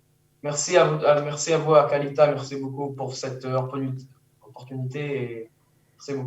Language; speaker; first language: French; early bilingual, heritage; French